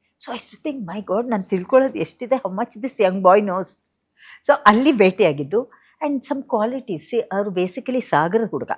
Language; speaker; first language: Kannada; native; Kannada